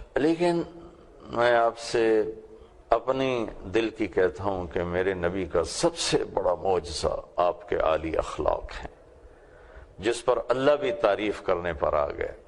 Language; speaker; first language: Urdu; non-native, local second language; Punjabi